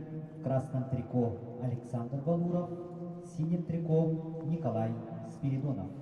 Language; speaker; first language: Russian; native; Russian